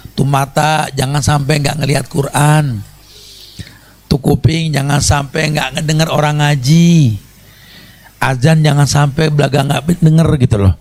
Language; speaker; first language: Indonesian; native; Indonesian